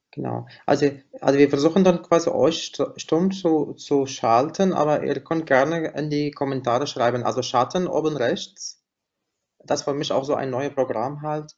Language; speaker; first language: German; non-native, fluent; Arabic